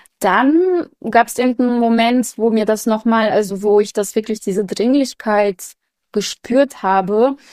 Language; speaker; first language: German; early bilingual, other home language; Russian